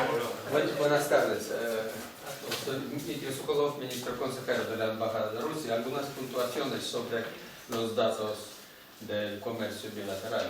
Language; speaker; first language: Spanish; non-native, fluent; Russian